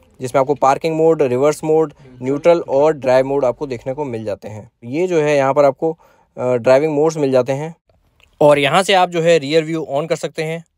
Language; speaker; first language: Hindi; native; Hindi